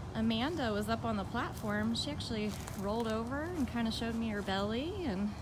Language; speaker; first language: English; native; English